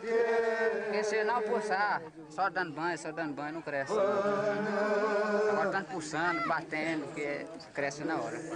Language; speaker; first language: Portuguese; non-native, local second language; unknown